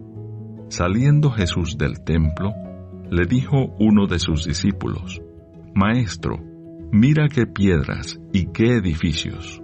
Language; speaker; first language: Spanish; native; Spanish